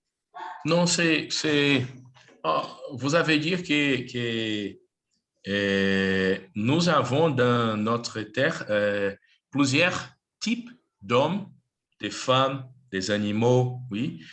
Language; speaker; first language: French; non-native, learner; Portuguese